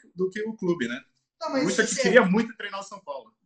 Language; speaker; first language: Portuguese; native; Portuguese